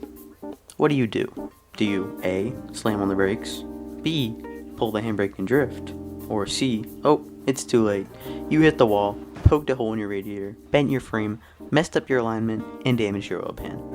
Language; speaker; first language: English; native; English